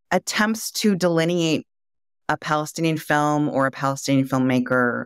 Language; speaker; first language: English; native; English